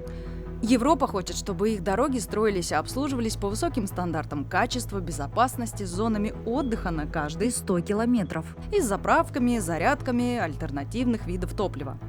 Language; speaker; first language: Russian; native; Russian